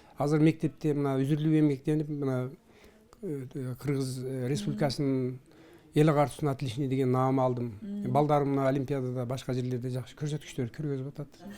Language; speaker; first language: Kyrgyz; early bilingual, heritage; Kyrgyz